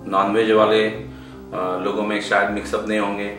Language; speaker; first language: Hindi; non-native, local second language; Marathi